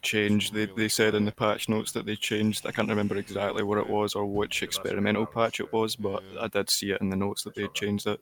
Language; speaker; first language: English; native; English